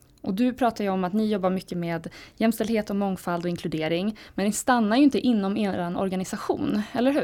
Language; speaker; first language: Swedish; native; Swedish